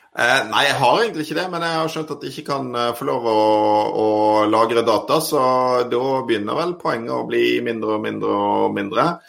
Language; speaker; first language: Norwegian; native; Norwegian